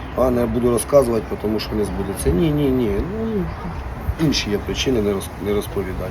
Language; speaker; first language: Ukrainian; non-native, local second language; Russian